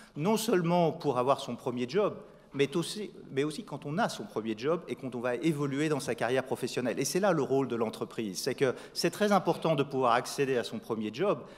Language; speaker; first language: French; native; French